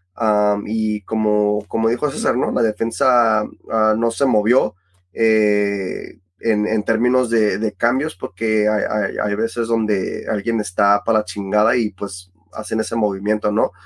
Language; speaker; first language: Spanish; early bilingual, heritage; Spanish